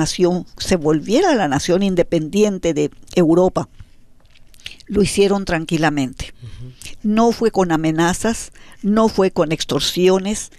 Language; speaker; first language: Spanish; native; Spanish